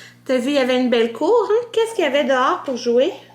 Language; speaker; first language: French; native; French